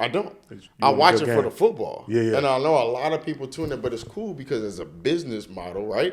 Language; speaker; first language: English; native; English